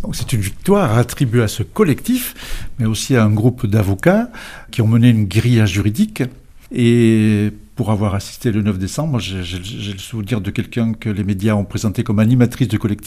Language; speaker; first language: French; native; French